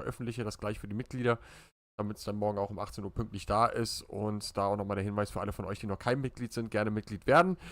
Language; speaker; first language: German; native; German